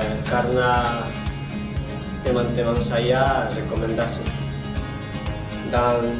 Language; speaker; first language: Indonesian; non-native, learner; Spanish